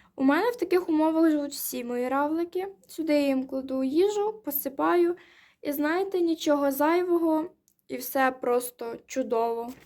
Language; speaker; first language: Ukrainian; non-native, local second language; Russian